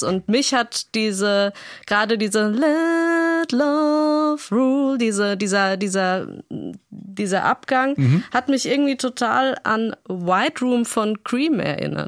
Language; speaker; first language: German; native; German